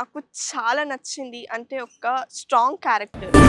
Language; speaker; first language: Telugu; non-native, learner; Kannada